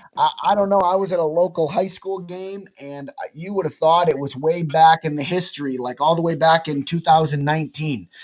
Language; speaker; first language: English; native; English